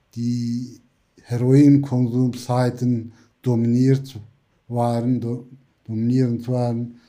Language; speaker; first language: German; non-native, fluent; Turkish